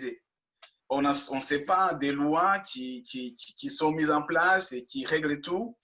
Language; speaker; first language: French; non-native, local second language; Kinyarwanda